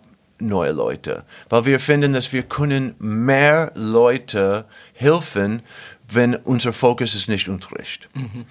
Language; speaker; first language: German; non-native, fluent; English